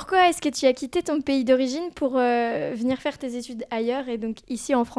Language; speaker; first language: French; native; French